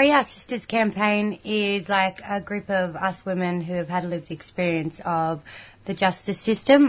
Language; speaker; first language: English; native; English